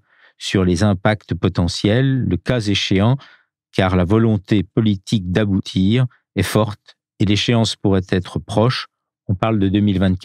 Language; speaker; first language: French; native; French